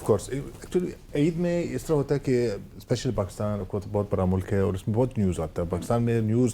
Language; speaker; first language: Hindi; non-native, fluent; Arabic